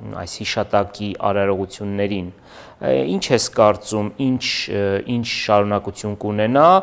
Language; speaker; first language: Armenian; native; Armenian